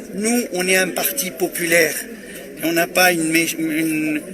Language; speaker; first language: French; non-native, local second language; Arabic